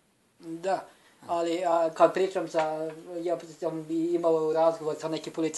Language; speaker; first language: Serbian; non-native, learner; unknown